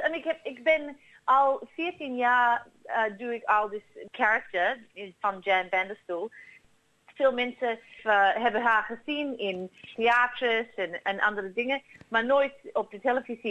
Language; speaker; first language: Dutch; early bilingual, heritage; Dutch